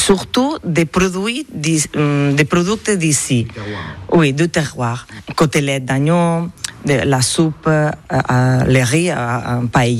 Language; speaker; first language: French; non-native, learner; Catalan